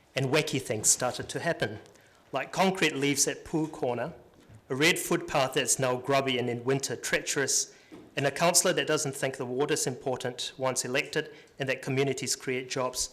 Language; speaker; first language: English; native; English